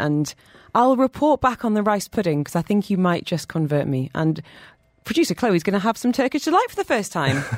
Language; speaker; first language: English; native; English